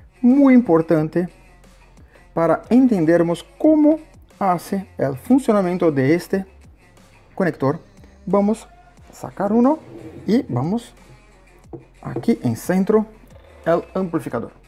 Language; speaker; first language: Spanish; non-native, learner; Portuguese